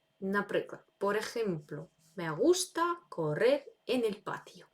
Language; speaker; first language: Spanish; non-native, fluent; Ukrainian